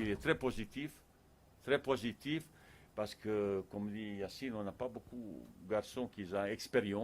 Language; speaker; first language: French; non-native, fluent; Bosnian